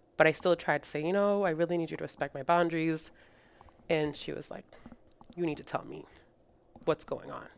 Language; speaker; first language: English; early bilingual, other home language; Spanish